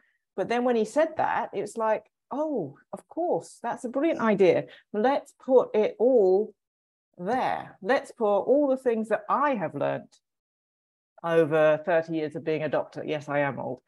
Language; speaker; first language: English; native; English